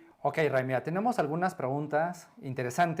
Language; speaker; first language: Spanish; native; Spanish